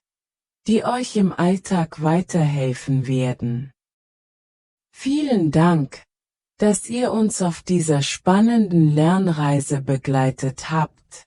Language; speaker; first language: German; native; German